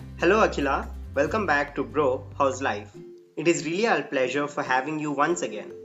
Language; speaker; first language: English; non-native, local second language; Telugu